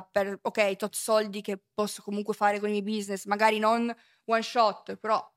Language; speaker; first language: Italian; native; Italian